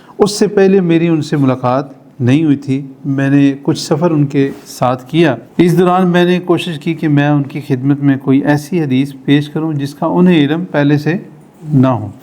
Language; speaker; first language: Urdu; native; Urdu